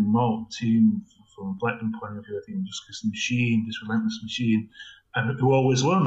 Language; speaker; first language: English; native; English